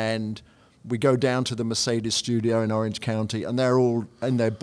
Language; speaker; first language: English; native; English